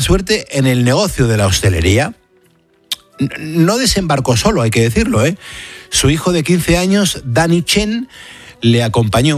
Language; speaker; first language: Spanish; native; Spanish